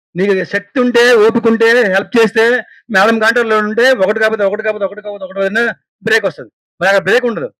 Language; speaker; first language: Telugu; native; Telugu